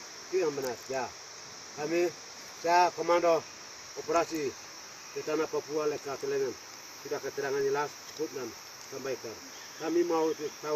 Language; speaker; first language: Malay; non-native, local second language; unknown